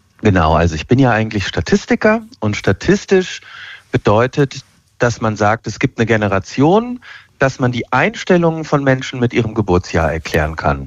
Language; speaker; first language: German; native; German